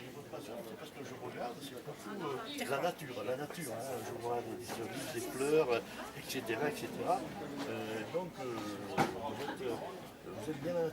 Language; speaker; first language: French; native; French